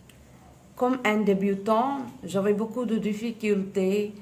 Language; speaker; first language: French; non-native, fluent; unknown